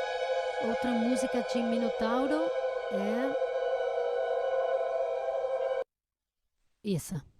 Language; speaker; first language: Portuguese; non-native, learner; Spanish